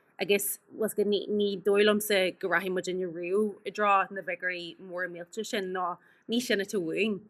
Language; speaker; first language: Irish; native; Irish